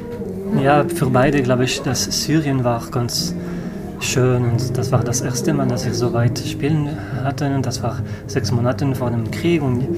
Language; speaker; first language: German; non-native, learner; French